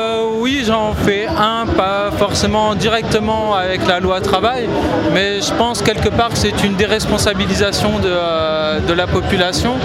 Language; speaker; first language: French; native; French